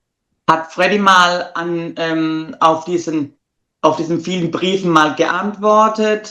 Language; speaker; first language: German; non-native, fluent; Italian